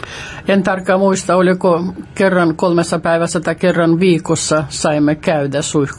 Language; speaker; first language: Finnish; non-native, fluent; Russian